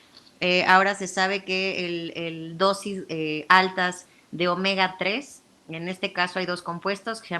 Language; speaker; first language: Spanish; native; Spanish